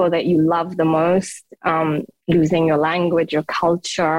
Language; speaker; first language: English; non-native, fluent; Persian